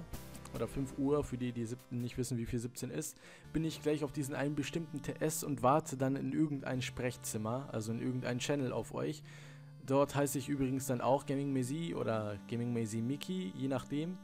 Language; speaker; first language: German; native; German